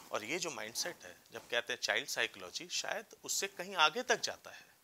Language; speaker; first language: Hindi; native; Hindi